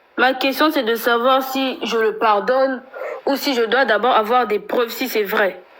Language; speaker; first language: French; non-native, local second language; Lingala